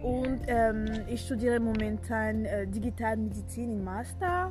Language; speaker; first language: German; non-native, fluent; French